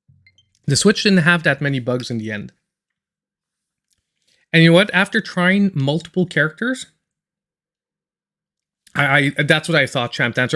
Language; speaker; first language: English; native; English